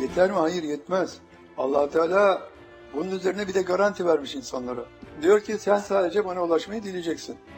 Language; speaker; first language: Turkish; native; Turkish